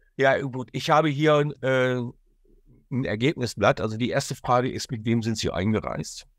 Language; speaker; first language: German; native; German